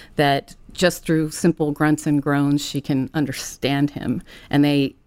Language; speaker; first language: English; native; English